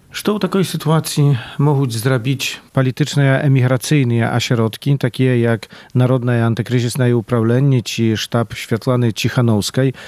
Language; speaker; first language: Belarusian; early bilingual, heritage; Belarusian